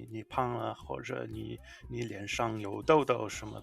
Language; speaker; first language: Chinese; non-native, fluent; English